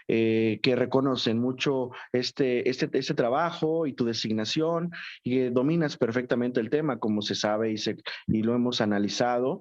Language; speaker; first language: Spanish; native; Spanish